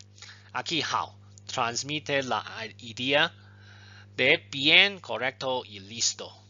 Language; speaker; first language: Spanish; non-native, fluent; Chinese